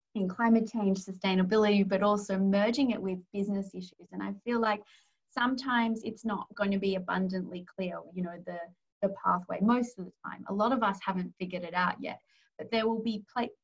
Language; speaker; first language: English; native; English